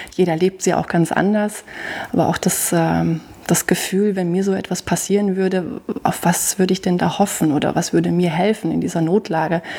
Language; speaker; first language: German; native; German